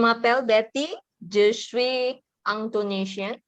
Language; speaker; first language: French; non-native, learner; Indonesian